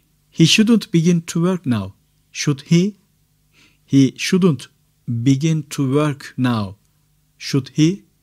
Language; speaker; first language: English; non-native, fluent; Turkish